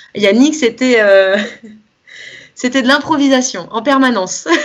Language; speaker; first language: French; native; French